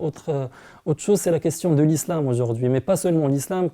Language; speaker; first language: French; non-native, local second language; Arabic